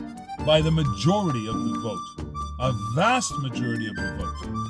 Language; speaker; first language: English; native; English